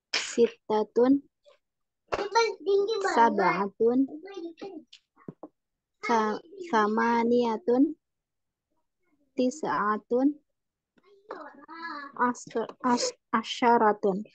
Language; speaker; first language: Arabic; non-native, learner; Indonesian